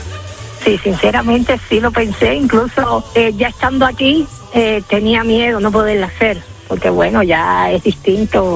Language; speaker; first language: Spanish; native; Spanish